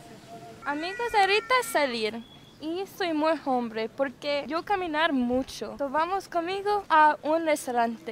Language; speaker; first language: Spanish; non-native, learner; English